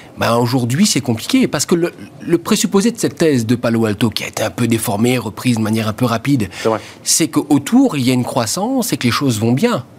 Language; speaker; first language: French; native; French